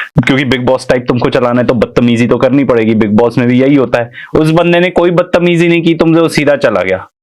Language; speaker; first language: Urdu; native; Urdu